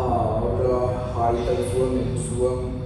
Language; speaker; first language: Vietnamese; non-native, fluent; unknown